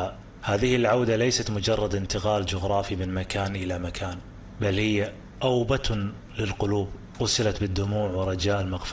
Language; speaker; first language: Arabic; native; Arabic